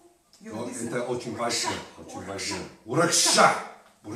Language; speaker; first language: Russian; non-native, learner; Catalan